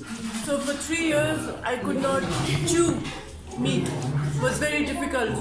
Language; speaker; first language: English; non-native, local second language; Hindi